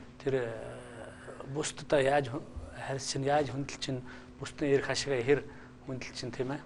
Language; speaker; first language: Mongolian; non-native, fluent; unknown